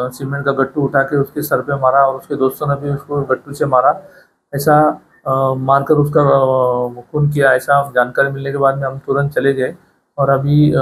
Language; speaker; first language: Hindi; non-native, local second language; Marathi